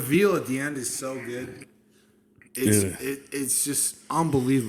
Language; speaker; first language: English; native; English